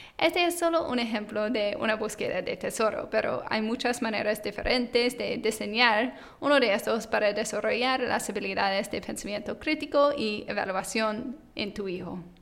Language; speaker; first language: Spanish; non-native, fluent; English